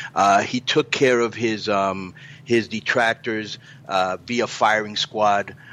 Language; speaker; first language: Spanish; early bilingual, heritage; Spanish